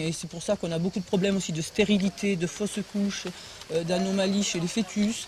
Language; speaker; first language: French; native; French